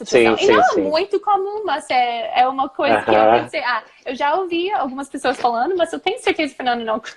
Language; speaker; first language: Portuguese; non-native, fluent; English